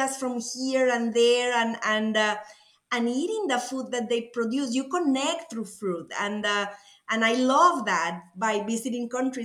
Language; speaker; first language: English; non-native, fluent; Spanish